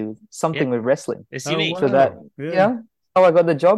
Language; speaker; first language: English; non-native, local second language; Malay